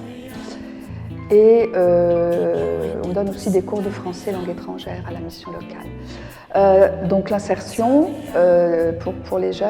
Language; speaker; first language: French; native; French